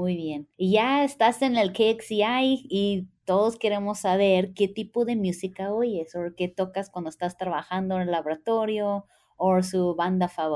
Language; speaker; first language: Spanish; early bilingual, heritage; English